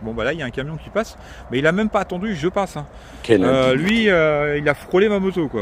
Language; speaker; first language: French; native; French